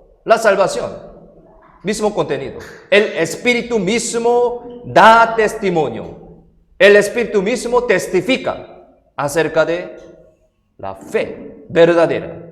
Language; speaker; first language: Spanish; non-native, fluent; Korean